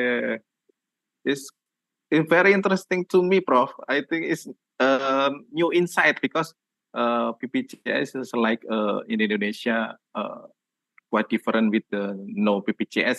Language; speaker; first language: English; non-native, learner; Indonesian